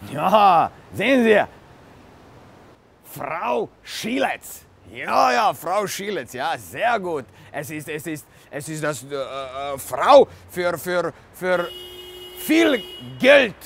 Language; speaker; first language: German; non-native, learner; Slovenian